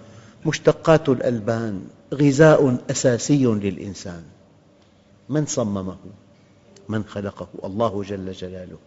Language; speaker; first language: Arabic; native; Arabic